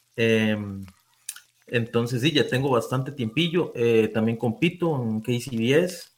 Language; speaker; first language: Spanish; native; Spanish